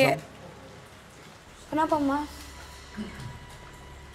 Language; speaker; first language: Indonesian; native; Indonesian